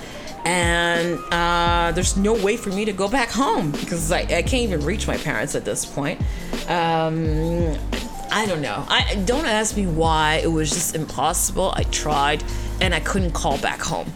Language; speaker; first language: English; non-native, fluent; French